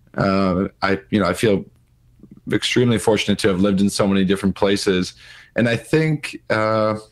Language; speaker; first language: English; native; English